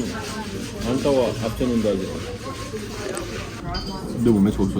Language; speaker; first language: Japanese; non-native, fluent; French